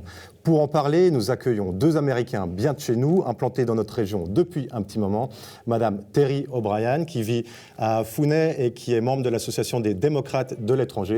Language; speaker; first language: French; native; French